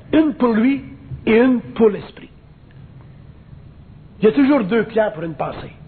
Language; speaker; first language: French; native; French